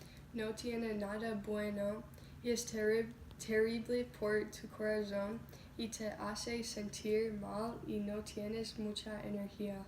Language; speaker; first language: Spanish; non-native, learner; English